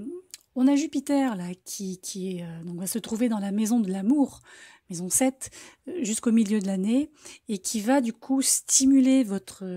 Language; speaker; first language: French; native; French